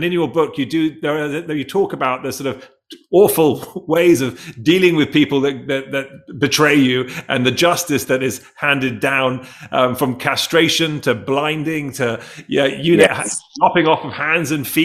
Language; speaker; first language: English; native; English